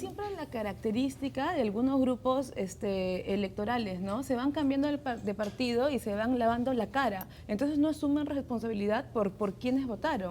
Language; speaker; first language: Spanish; native; Spanish